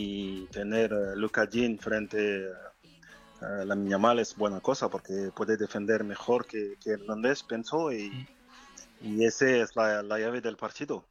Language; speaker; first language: Spanish; non-native, fluent; French